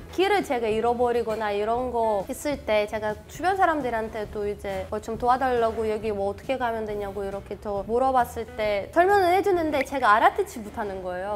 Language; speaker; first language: Korean; non-native, fluent; Russian